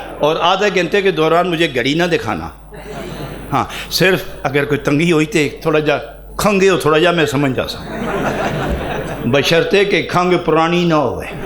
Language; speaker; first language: Urdu; non-native, local second language; Punjabi